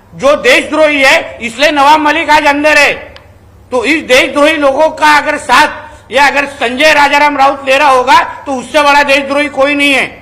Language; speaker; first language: Hindi; non-native, local second language; Marathi